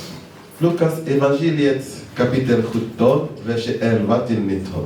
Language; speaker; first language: Swedish; non-native, fluent; Lingala